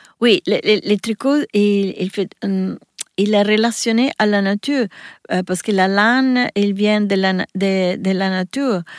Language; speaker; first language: French; non-native, learner; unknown